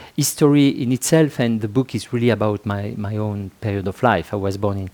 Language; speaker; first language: English; non-native, fluent; French